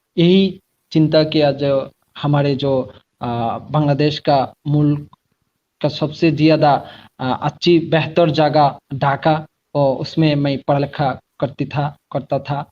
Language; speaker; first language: Hindi; non-native, learner; Bangla